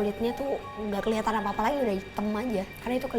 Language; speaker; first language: Indonesian; native; Indonesian